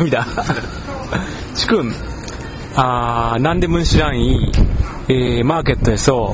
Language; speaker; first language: Korean; non-native, learner; Japanese